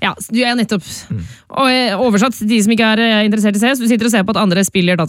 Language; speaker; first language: Norwegian; native; Norwegian